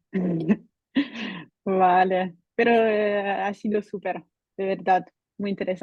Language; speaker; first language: Spanish; non-native, fluent; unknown